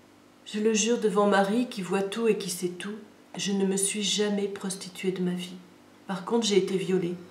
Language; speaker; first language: French; native; French